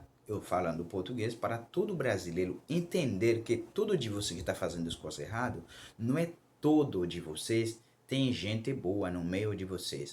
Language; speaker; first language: Portuguese; non-native, local second language; Haitian Creole